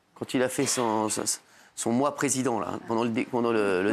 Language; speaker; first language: French; native; French